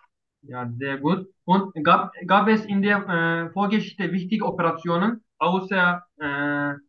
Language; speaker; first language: German; non-native, learner; Turkish